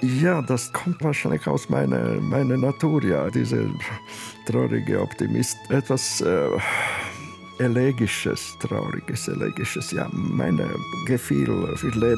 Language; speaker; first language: German; non-native, learner; Latvian